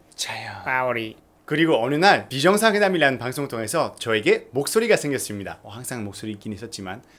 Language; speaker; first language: Korean; non-native, fluent; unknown